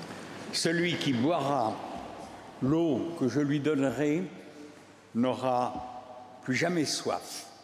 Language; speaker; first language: French; native; French